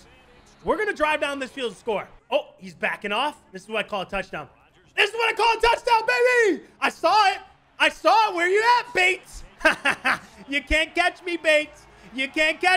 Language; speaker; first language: English; native; English